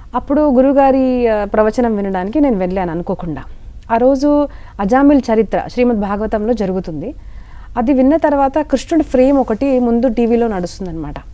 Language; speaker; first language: Telugu; non-native, local second language; Marathi